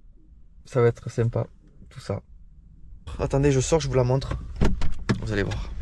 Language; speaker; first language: French; native; French